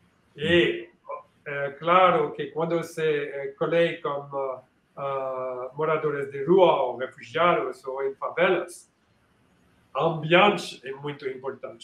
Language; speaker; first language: Portuguese; non-native, learner; French